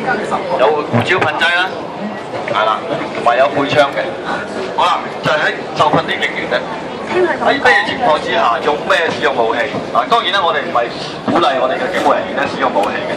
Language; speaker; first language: Cantonese; native; Cantonese